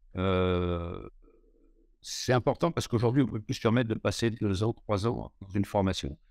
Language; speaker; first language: French; native; French